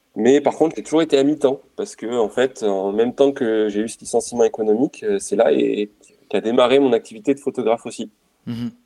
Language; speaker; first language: French; native; French